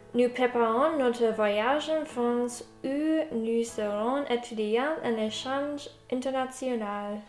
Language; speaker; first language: French; non-native, learner; English